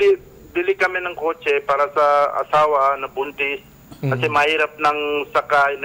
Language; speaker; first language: Filipino; non-native, learner; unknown